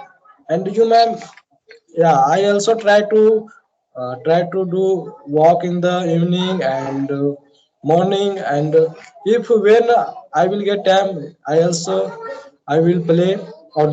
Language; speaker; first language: English; non-native, learner; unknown